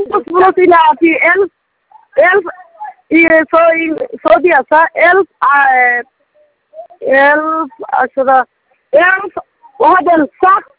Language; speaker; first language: Arabic; non-native, learner; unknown